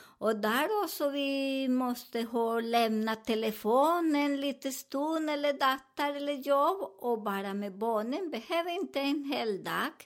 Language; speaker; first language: Swedish; non-native, learner; Spanish